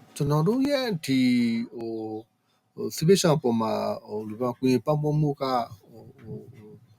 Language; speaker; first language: Burmese; non-native, local second language; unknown